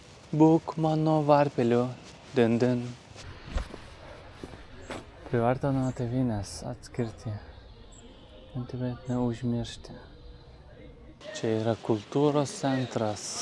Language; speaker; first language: Lithuanian; non-native, learner; Turkish